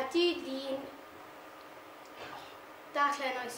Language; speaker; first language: Welsh; non-native, learner; English